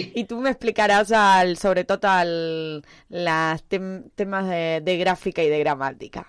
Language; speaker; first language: Catalan; non-native, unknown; Spanish